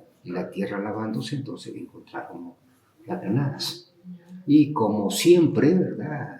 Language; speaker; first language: Spanish; native; Spanish